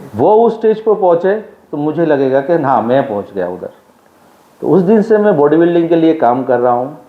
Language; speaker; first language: Hindi; non-native, local second language; Bangla